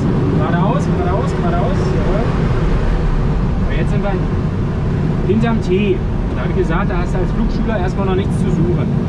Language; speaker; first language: German; native; German